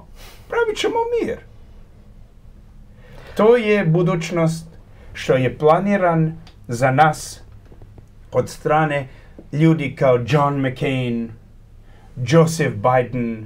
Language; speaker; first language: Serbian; early bilingual, heritage; Croatian